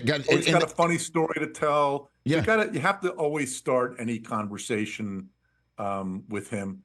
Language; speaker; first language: English; native; English